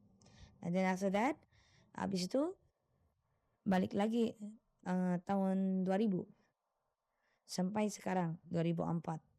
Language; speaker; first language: Indonesian; non-native, fluent; Filipino